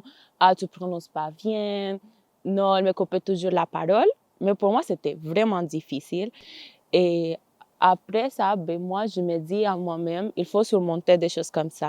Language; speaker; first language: French; non-native, fluent; Spanish